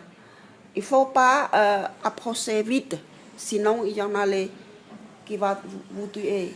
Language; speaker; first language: French; non-native, learner; Khmer